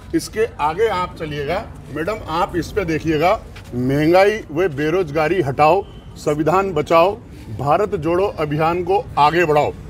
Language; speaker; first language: Hindi; native; Hindi